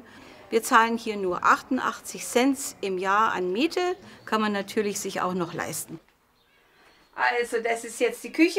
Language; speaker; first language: German; native; German